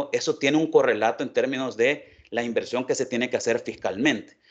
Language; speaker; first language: Spanish; native; Spanish